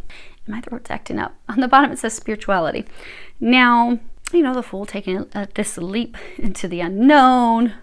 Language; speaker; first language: English; native; English